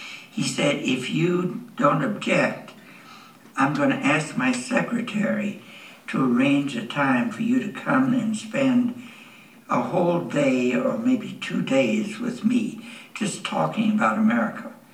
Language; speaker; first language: English; native; English